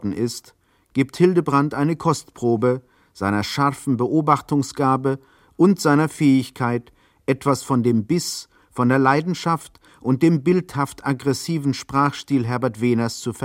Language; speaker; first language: German; native; German